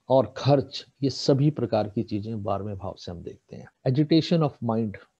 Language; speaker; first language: Hindi; native; Hindi